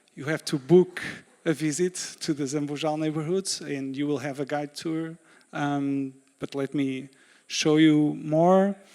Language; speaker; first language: English; non-native, fluent; Portuguese